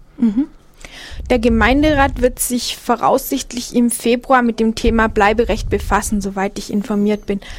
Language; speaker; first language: German; native; German